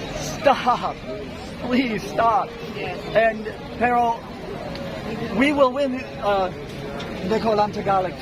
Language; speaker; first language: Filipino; non-native, learner; English